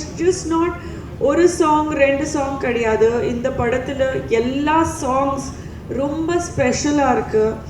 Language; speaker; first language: Tamil; non-native, fluent; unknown